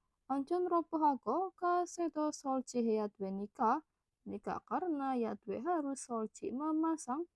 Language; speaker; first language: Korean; non-native, fluent; Indonesian